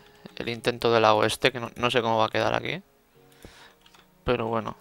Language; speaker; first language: Spanish; native; Spanish